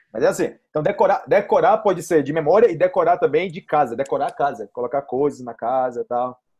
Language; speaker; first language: Portuguese; native; Portuguese